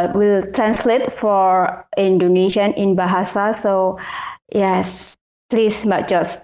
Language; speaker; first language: English; non-native, learner; Indonesian